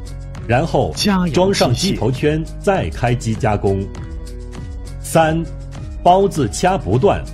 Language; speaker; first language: Chinese; native; Chinese